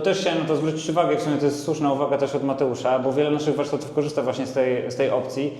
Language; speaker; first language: Polish; native; Polish